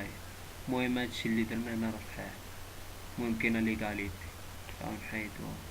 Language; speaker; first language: Arabic; native; Arabic